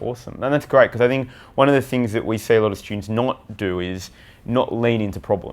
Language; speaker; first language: English; native; English